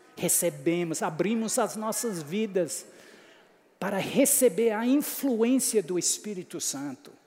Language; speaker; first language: Portuguese; non-native, fluent; English